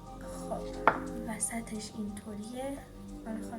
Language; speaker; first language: Persian; native; Persian